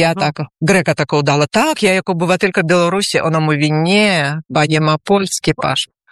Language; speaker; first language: Polish; early bilingual, heritage; Polish